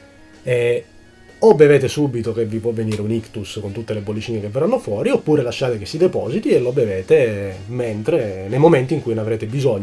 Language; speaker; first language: Italian; native; Italian